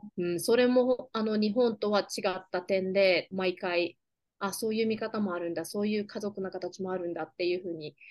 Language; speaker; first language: Japanese; native; Japanese